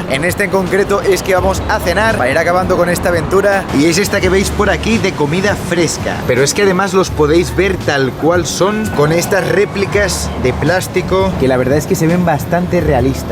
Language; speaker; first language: Spanish; native; Spanish